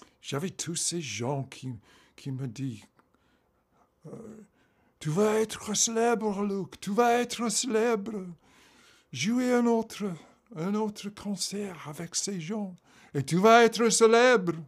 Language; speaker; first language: French; non-native, learner; English